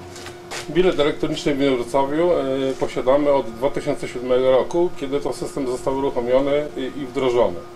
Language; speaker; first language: Polish; native; Polish